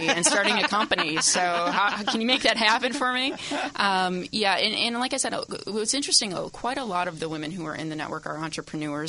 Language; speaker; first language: English; native; English